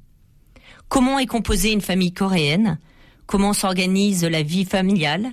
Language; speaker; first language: French; native; French